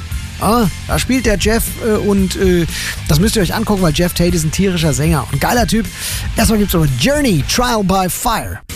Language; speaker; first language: German; native; German